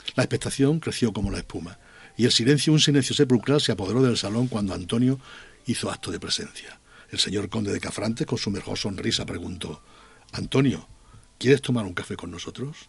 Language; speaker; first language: Spanish; native; Spanish